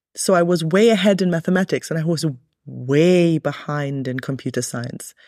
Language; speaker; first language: English; early bilingual, other home language; Arabic